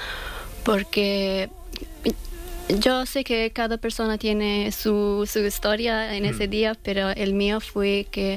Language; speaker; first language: Spanish; non-native, learner; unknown